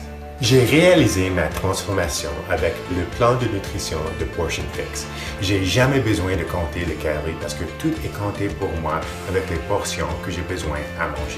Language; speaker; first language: French; non-native, fluent; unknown